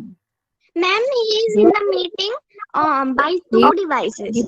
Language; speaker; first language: English; non-native, learner; Hindi